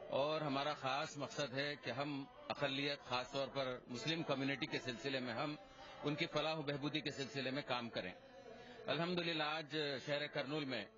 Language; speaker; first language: Urdu; native; Urdu